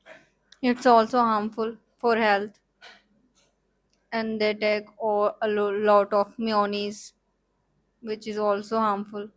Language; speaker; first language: English; non-native, learner; Hindi